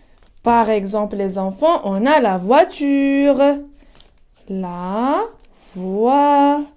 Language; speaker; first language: French; non-native, local second language; Arabic